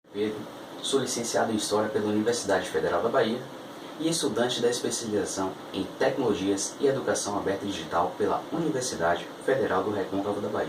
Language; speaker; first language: Portuguese; native; Portuguese